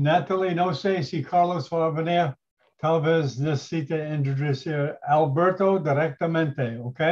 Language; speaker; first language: Spanish; non-native, learner; English